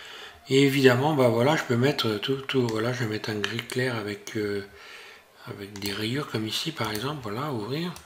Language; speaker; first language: French; native; French